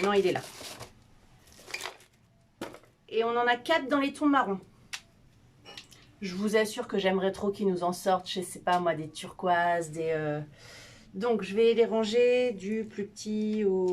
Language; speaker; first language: French; native; French